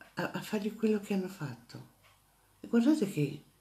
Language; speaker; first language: Italian; native; Italian